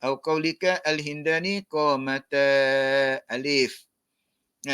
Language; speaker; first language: Arabic; non-native, fluent; Malay